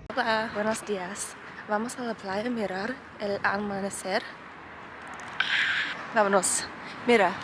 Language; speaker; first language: Spanish; non-native, learner; English